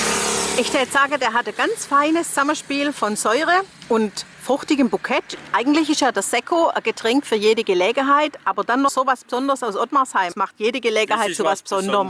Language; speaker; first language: German; native; German